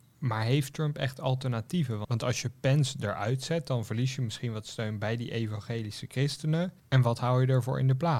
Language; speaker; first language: Dutch; native; Dutch